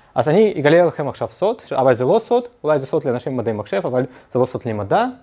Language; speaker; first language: Hebrew; non-native, fluent; Russian